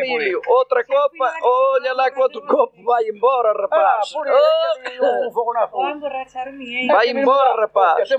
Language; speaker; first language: Spanish; non-native, local second language; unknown